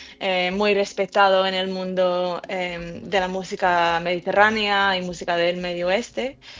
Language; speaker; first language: Spanish; early bilingual, heritage; English